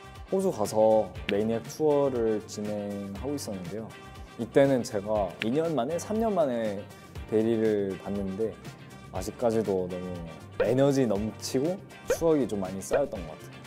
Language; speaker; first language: Korean; non-native, fluent; English